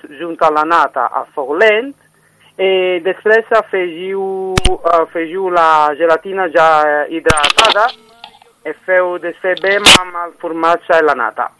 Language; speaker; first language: Catalan; non-native, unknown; Italian